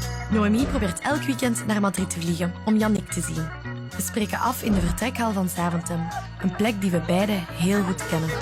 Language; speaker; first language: Dutch; native; Dutch